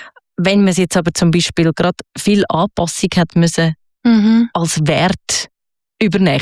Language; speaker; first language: German; native; German